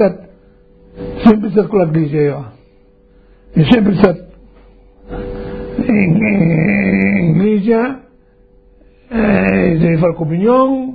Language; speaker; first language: Italian; non-native, local second language; Friulian